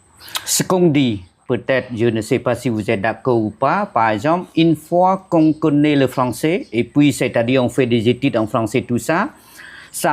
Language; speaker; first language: French; non-native, fluent; Khmer